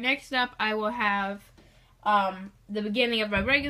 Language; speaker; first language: English; native; English